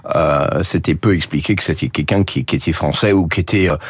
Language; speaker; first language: French; non-native, fluent; English